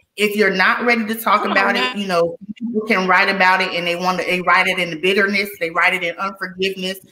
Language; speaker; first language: English; native; English